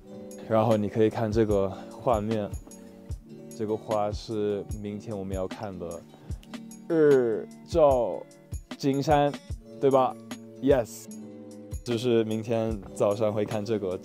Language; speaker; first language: Chinese; non-native, fluent; English